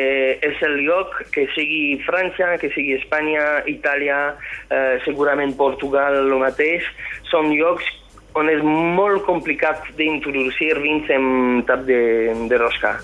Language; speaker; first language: Catalan; non-native, fluent; French